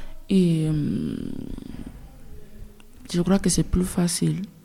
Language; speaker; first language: French; non-native, learner; Spanish